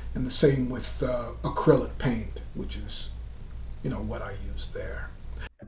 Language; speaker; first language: English; native; English